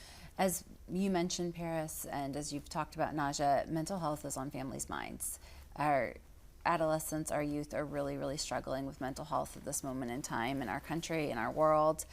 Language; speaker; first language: English; native; English